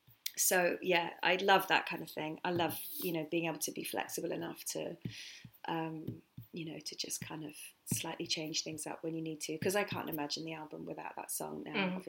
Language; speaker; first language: English; native; English